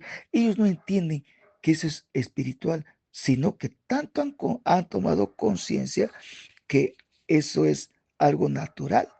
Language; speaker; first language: Spanish; native; Spanish